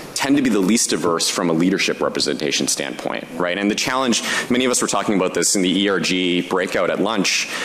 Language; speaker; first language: English; native; English